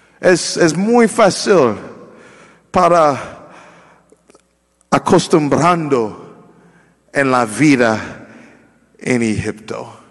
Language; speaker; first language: Spanish; non-native, learner; English